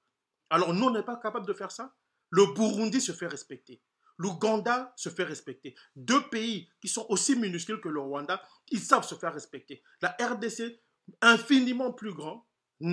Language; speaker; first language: French; non-native, local second language; Lingala